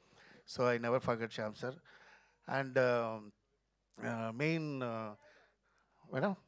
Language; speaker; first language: Telugu; non-native, fluent; Tamil